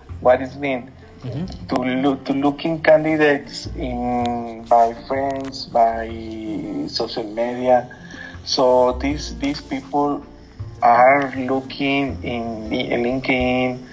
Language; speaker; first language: English; non-native, learner; Spanish